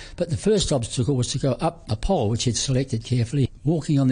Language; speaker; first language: English; native; English